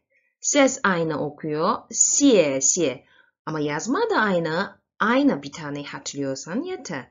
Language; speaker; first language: Turkish; non-native, learner; Chinese